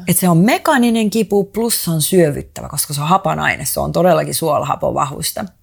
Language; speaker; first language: Finnish; non-native, fluent; Estonian